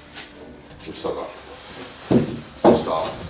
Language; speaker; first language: Japanese; native; Japanese